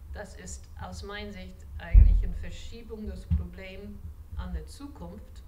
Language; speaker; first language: German; non-native, fluent; English